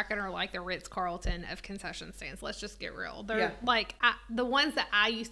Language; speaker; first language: English; native; English